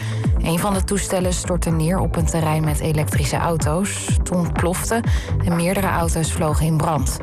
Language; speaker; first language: Dutch; native; Dutch